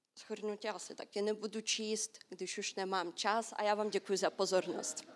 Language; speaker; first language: Czech; non-native, fluent; Russian